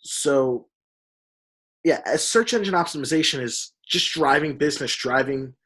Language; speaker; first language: English; native; English